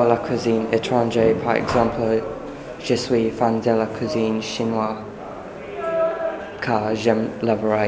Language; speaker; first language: French; non-native, learner; English